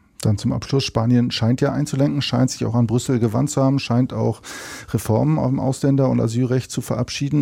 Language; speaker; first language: German; native; German